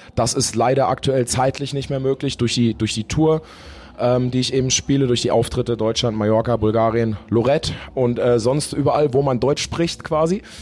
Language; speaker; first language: German; native; German